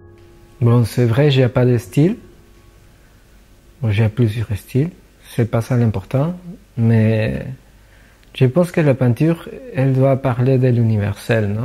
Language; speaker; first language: French; non-native, fluent; Spanish